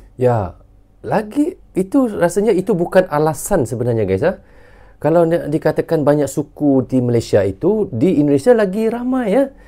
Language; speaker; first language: Malay; native; Malay